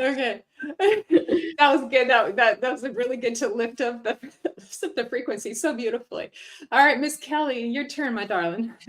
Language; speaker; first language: English; native; English